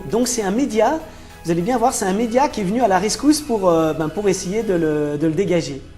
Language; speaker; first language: French; native; French